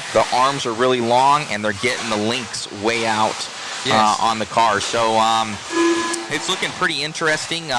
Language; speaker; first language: English; native; English